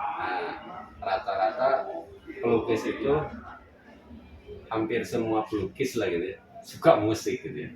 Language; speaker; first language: Indonesian; non-native, local second language; Sundanese